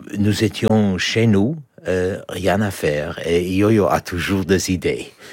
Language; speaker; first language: French; non-native, fluent; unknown